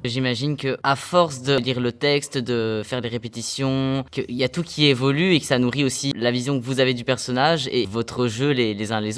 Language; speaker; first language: French; native; French